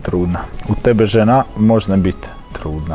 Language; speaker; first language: Russian; non-native, learner; Croatian